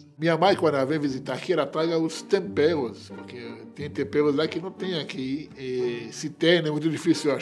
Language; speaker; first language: Portuguese; non-native, fluent; Hebrew